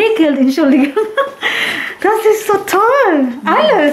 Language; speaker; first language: German; non-native, learner; Filipino